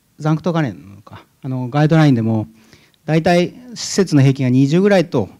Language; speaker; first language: Japanese; native; Japanese